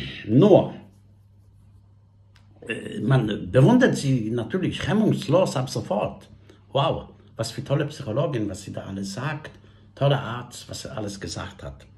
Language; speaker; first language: German; non-native, fluent; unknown